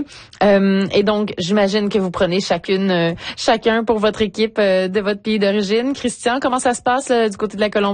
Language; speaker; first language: French; native; French